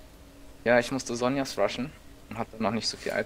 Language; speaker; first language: German; native; German